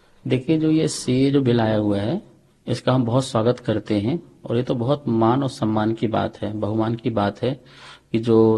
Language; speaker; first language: Hindi; native; Hindi